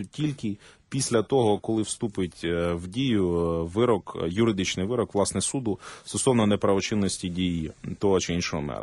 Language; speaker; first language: Ukrainian; native; Ukrainian